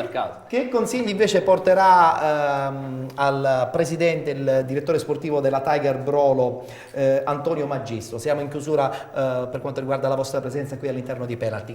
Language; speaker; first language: Italian; native; Italian